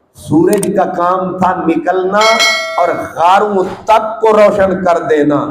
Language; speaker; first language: Urdu; non-native, local second language; Punjabi